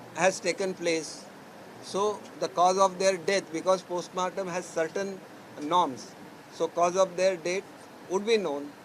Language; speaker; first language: English; non-native, local second language; Marathi